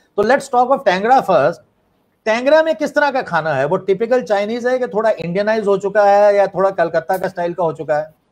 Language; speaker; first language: Hindi; native; Hindi